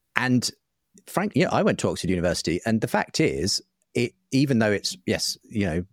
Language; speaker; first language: English; native; English